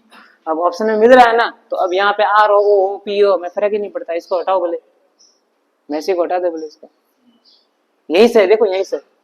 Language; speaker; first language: Hindi; native; Hindi